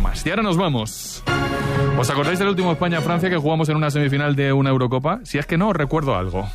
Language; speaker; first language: Spanish; native; Spanish